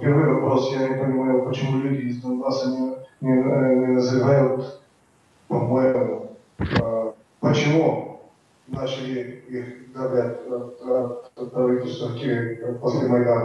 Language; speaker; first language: Russian; non-native, learner; Bulgarian